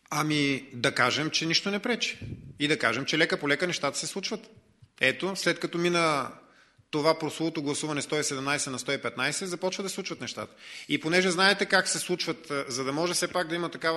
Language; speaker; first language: Bulgarian; native; Bulgarian